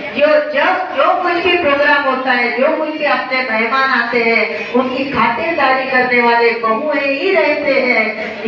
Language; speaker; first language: Hindi; non-native, local second language; Marathi